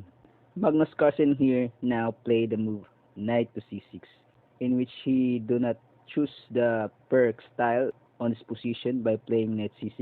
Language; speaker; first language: English; non-native, local second language; Filipino